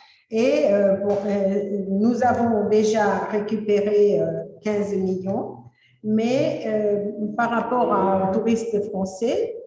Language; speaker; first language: French; non-native, fluent; Spanish